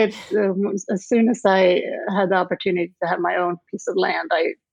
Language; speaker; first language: English; non-native, fluent; Swedish